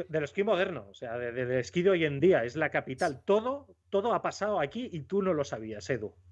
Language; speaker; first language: Spanish; native; Spanish